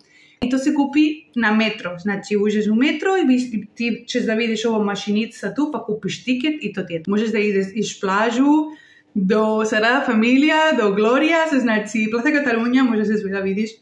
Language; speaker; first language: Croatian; non-native, learner; Spanish